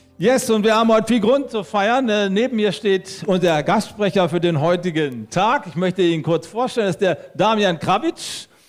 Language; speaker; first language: German; native; German